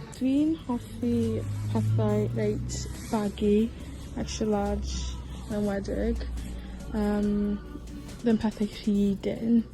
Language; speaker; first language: Welsh; non-native, local second language; English